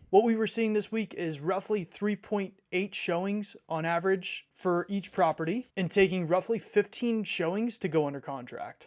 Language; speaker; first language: English; native; English